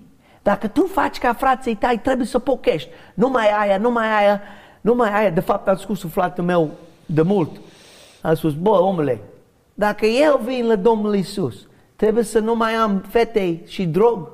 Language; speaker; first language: Romanian; non-native, learner; English